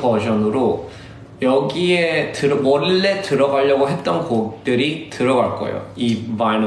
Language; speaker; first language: Korean; early bilingual, heritage; Korean